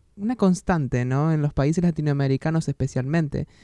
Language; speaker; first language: Spanish; native; Spanish